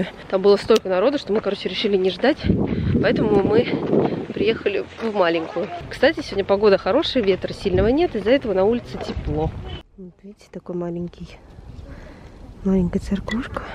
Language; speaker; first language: Russian; native; Russian